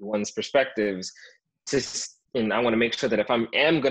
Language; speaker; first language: English; native; English